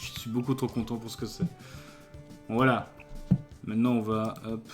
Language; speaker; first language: French; native; French